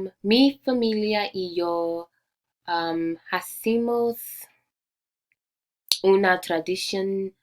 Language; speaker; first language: Spanish; non-native, learner; English